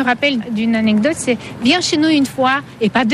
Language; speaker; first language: French; non-native, fluent; Russian